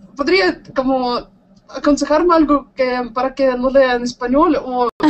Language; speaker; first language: Spanish; non-native, learner; Russian